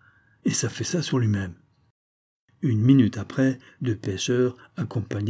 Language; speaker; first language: French; native; French